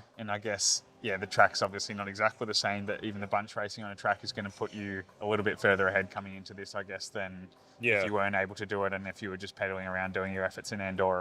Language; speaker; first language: English; native; English